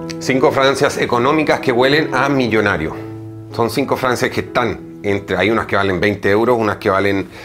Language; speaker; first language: Spanish; native; Spanish